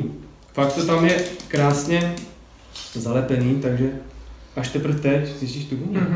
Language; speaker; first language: Czech; native; Czech